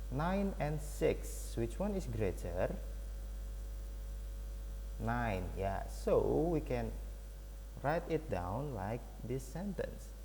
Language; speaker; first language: English; non-native, learner; Indonesian